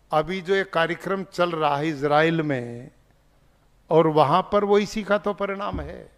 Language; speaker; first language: Hindi; native; Hindi